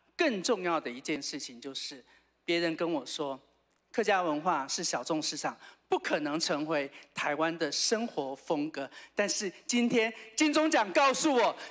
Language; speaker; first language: Chinese; native; Chinese